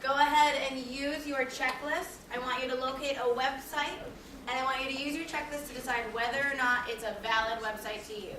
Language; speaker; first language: English; native; English